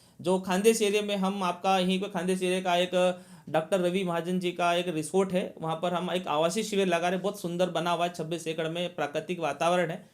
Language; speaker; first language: Hindi; native; Hindi